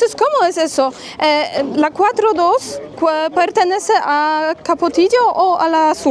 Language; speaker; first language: Spanish; non-native, fluent; Polish